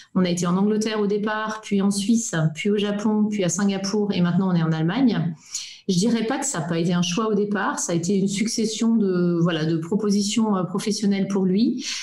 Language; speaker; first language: French; native; French